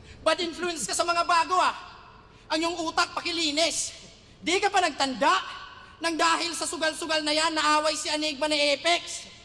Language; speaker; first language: Filipino; native; Filipino